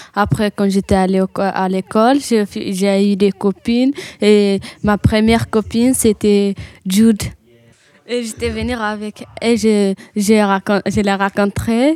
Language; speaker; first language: French; non-native, learner; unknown